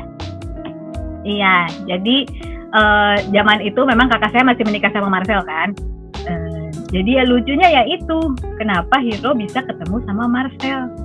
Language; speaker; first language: Indonesian; non-native, fluent; Japanese